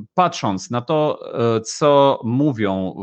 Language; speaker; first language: Polish; non-native, fluent; Ukrainian